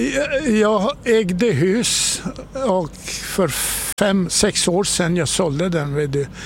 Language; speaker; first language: Swedish; non-native, fluent; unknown